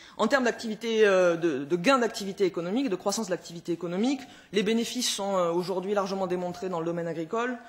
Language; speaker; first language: French; native; French